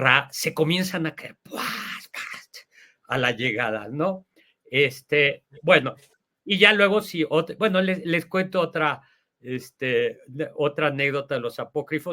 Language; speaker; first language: Spanish; native; Spanish